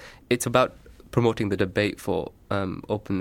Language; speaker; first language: English; native; English